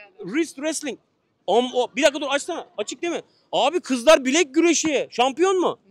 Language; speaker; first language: Turkish; native; Turkish